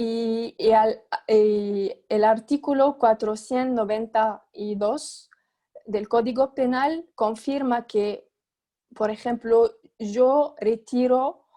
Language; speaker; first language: Spanish; non-native, fluent; Arabic